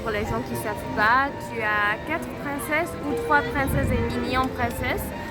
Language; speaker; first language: French; non-native, fluent; English